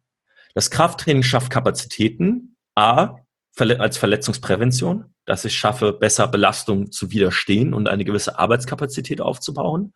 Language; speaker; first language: German; native; German